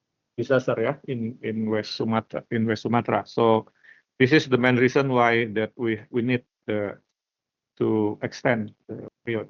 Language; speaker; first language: English; non-native, learner; Indonesian